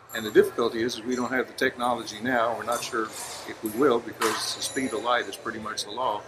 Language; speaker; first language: English; native; English